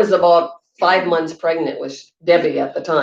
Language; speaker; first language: English; native; English